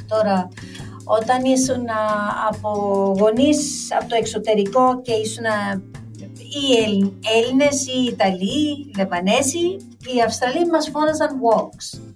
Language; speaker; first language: Greek; early bilingual, heritage; Greek